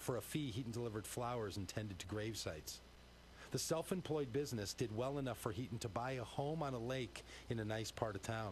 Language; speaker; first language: English; native; English